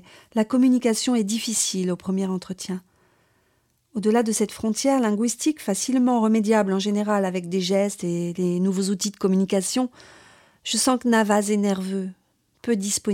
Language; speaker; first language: French; native; French